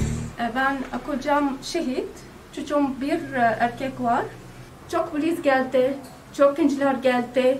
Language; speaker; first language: Turkish; non-native, learner; Arabic